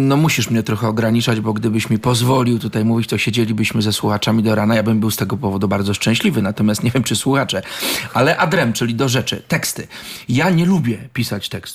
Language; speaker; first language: Polish; native; Polish